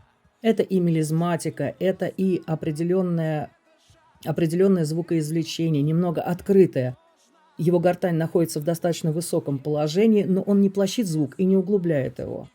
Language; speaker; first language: Russian; native; Russian